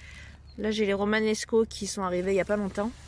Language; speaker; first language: French; native; French